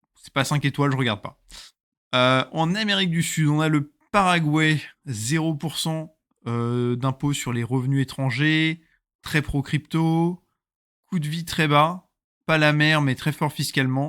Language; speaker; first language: French; native; French